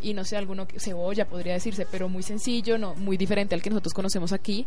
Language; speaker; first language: Spanish; native; Spanish